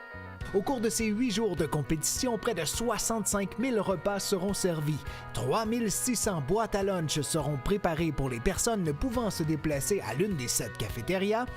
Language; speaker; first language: French; native; French